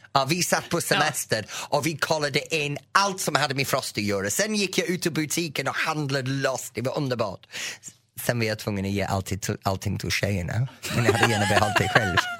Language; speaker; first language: Swedish; non-native, fluent; English